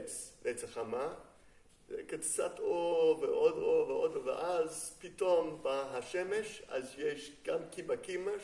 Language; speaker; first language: Hebrew; non-native, fluent; English